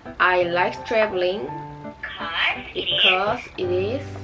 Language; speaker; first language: English; non-native, learner; Korean